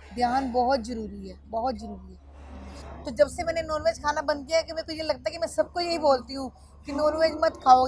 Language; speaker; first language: Hindi; native; Hindi